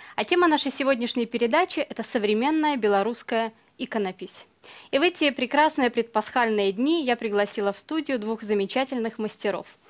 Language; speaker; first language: Russian; native; Russian